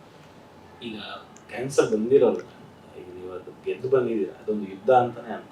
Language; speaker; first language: Kannada; native; Kannada